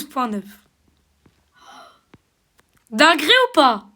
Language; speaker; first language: French; native; French